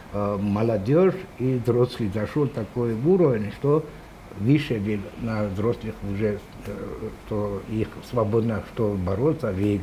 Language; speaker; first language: Russian; non-native, local second language; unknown